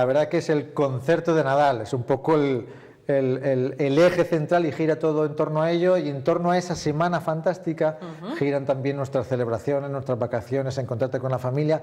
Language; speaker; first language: Spanish; native; Spanish